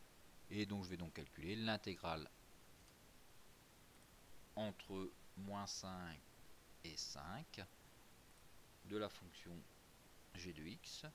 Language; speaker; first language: French; native; French